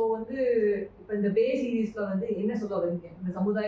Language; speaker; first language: Tamil; native; Tamil